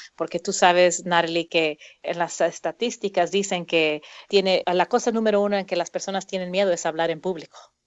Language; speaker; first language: Spanish; early bilingual, heritage; Spanish